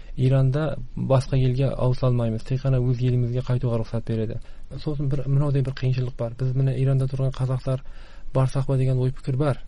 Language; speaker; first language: Kazakh; early bilingual, heritage; Kazakh